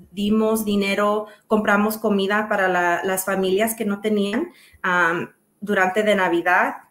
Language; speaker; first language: Spanish; early bilingual, other home language; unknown